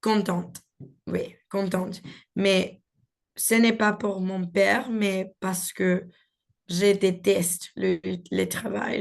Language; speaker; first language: French; non-native, learner; Spanish